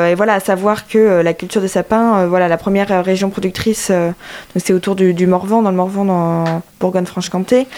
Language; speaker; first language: French; native; French